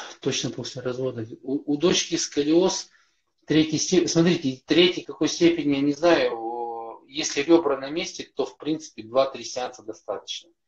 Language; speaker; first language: Russian; native; Russian